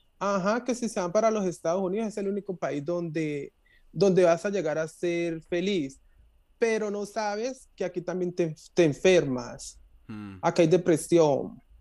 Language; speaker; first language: Spanish; native; Spanish